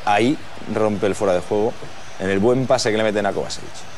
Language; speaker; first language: Spanish; native; Spanish